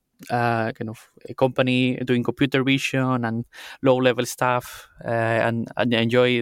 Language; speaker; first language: English; non-native, fluent; Spanish